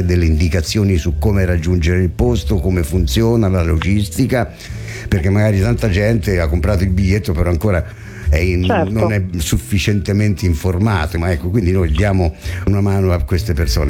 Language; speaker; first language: Italian; native; Italian